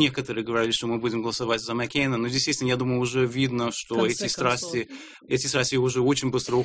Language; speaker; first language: Russian; non-native, fluent; English